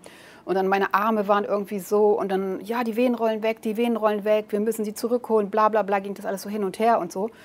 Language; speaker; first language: German; native; German